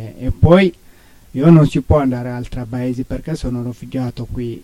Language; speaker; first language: Italian; non-native, learner; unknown